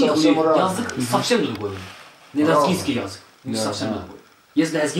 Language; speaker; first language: Russian; non-native, local second language; Azerbaijani